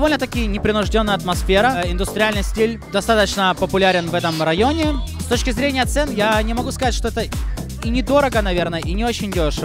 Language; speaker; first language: Russian; native; Russian